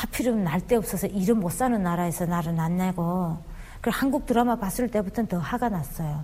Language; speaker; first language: Korean; native; Korean